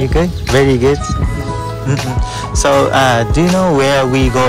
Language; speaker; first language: English; non-native, learner; Japanese